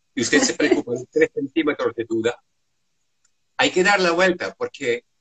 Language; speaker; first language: Spanish; non-native, fluent; Dutch